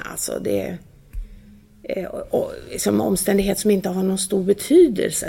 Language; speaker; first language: Swedish; native; Swedish